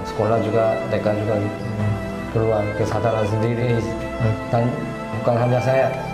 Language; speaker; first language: Indonesian; non-native, fluent; Korean